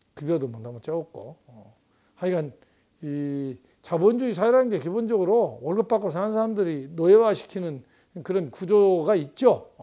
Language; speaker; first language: Korean; native; Korean